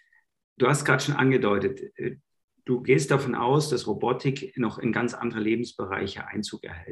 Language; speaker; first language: German; native; German